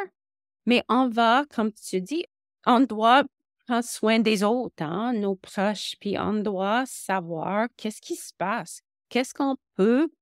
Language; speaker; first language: French; non-native, local second language; English